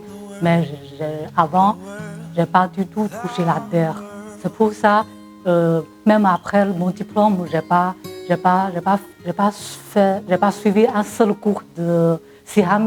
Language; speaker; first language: French; non-native, fluent; Chinese